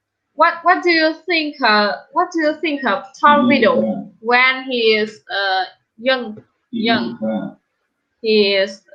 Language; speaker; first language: English; non-native, learner; Vietnamese